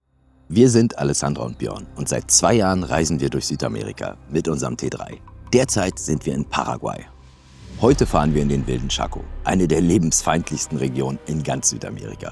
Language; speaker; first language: German; native; German